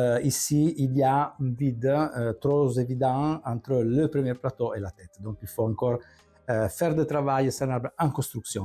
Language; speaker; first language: French; non-native, fluent; Italian